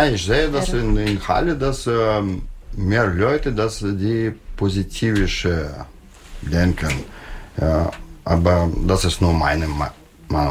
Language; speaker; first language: German; non-native, learner; Russian